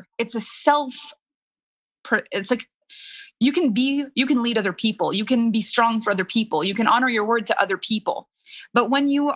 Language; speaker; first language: English; non-native, fluent; French